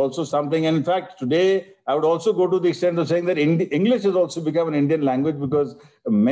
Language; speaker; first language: English; non-native, local second language; Punjabi